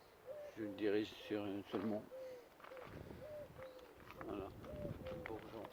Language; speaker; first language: French; non-native, fluent; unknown